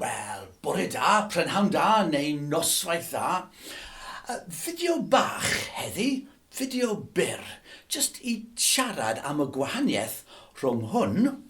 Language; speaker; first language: Welsh; non-native, local second language; English